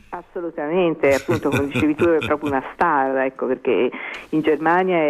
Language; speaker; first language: Italian; native; Italian